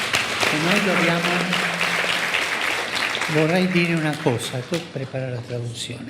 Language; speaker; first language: Italian; non-native, fluent; Spanish